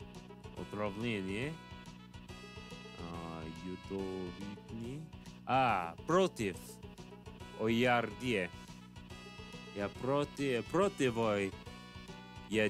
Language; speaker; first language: Russian; non-native, learner; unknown